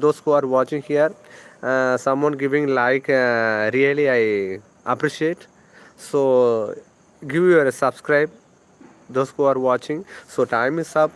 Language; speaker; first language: English; non-native, local second language; Tamil